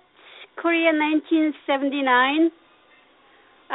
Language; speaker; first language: English; non-native, learner; Korean